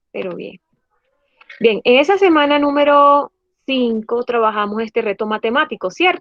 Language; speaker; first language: Spanish; native; Spanish